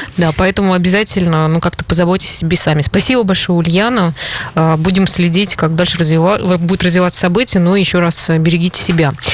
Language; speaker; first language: Russian; native; Russian